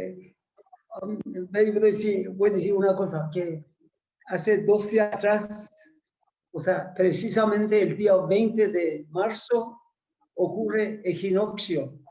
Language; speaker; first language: Spanish; non-native, learner; Persian